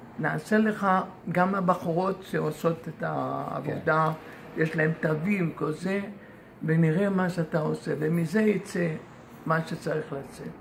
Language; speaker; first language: Hebrew; non-native, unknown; Yiddish